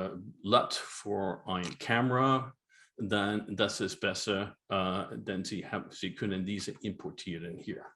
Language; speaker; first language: German; non-native, learner; English